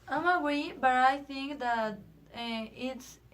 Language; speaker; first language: English; non-native, learner; Spanish